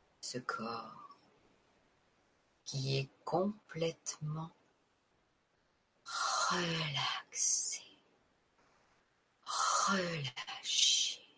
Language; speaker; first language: French; native; French